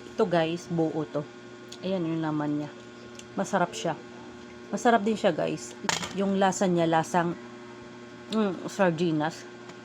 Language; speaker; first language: Filipino; native; Filipino